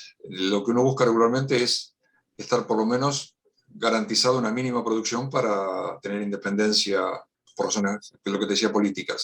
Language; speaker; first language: Spanish; native; Spanish